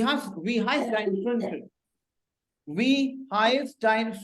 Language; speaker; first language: German; non-native, fluent; Hindi